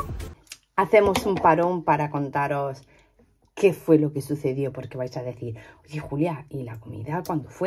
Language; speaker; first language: Spanish; native; Spanish